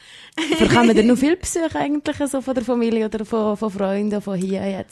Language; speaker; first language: German; native; German